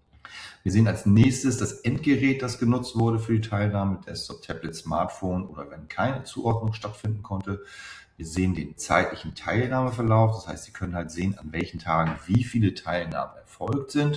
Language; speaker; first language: German; native; German